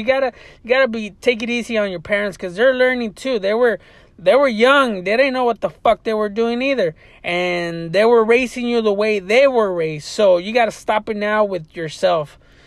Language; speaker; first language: English; early bilingual, other home language; Spanish